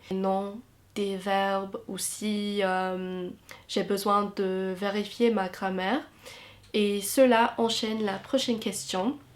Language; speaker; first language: French; non-native, fluent; English